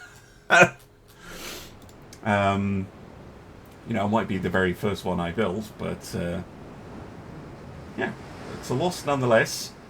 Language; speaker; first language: English; native; English